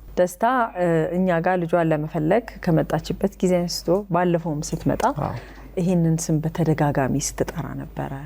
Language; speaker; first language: Amharic; native; Amharic